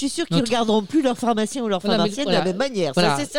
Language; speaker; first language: French; native; French